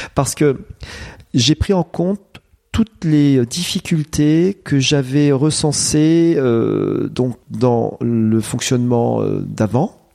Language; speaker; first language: French; native; French